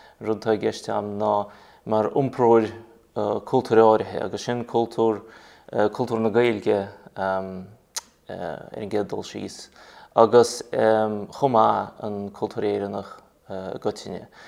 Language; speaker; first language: Irish; non-native, fluent; Russian